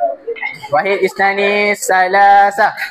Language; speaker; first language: Arabic; non-native, learner; Malay